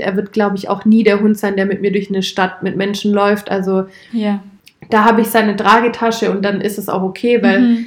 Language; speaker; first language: German; native; German